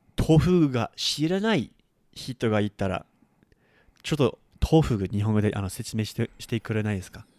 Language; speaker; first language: Japanese; non-native, fluent; English